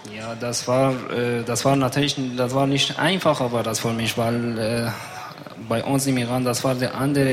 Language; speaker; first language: German; non-native, learner; Persian